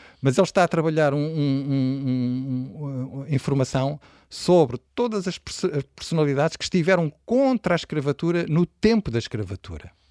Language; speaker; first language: Portuguese; native; Portuguese